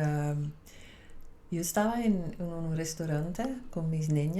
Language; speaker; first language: Spanish; non-native, fluent; Dutch